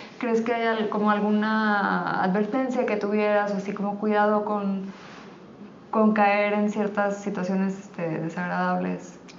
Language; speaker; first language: Spanish; native; Spanish